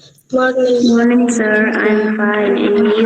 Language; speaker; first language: English; non-native, learner; Indonesian